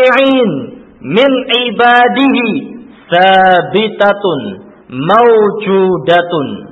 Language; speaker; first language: Arabic; non-native, fluent; Indonesian